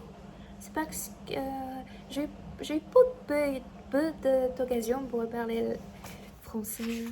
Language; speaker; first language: French; non-native, learner; Chinese